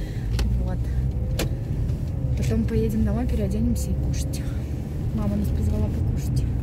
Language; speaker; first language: Russian; native; Russian